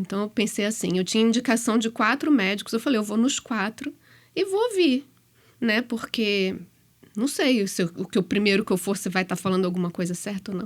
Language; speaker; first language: Portuguese; native; Portuguese